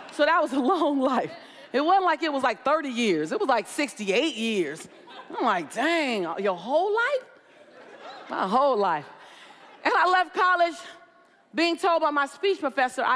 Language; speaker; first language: English; native; English